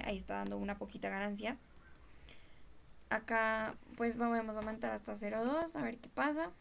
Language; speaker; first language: Spanish; native; Spanish